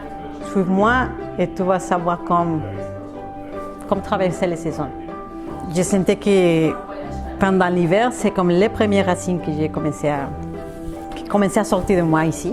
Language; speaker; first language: French; non-native, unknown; Spanish